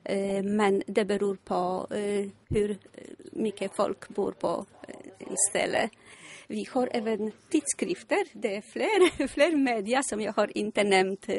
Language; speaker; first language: Swedish; non-native, fluent; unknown